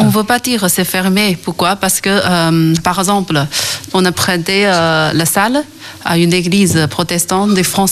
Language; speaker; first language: French; non-native, learner; Chinese